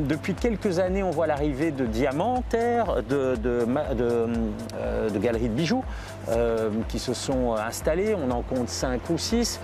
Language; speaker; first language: French; native; French